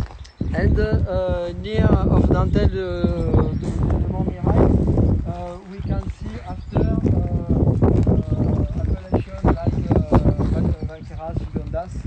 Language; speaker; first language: English; non-native, learner; French